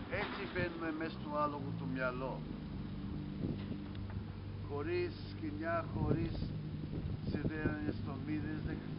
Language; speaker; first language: Greek; early bilingual, heritage; Greek